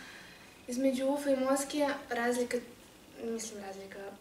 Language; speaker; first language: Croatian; non-native, fluent; Russian